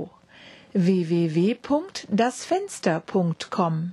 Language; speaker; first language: German; native; German